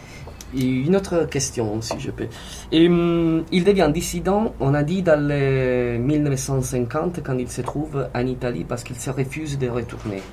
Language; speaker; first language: French; non-native, fluent; Italian